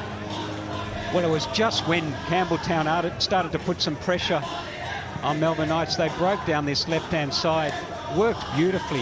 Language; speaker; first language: English; native; English